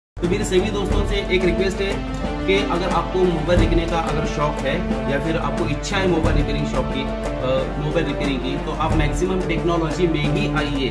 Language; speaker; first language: Hindi; native; Hindi